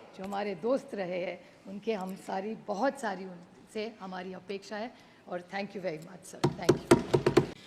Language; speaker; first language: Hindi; non-native, local second language; Marathi